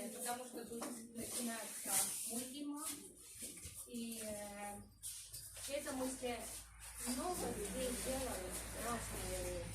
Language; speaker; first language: Russian; non-native, local second language; Estonian